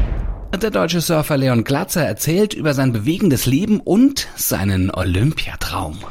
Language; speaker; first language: German; native; German